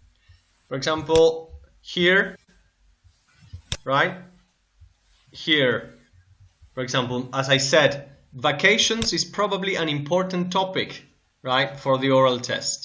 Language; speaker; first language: English; non-native, fluent; Spanish